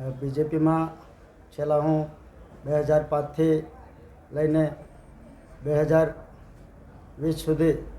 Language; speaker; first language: Gujarati; non-native, local second language; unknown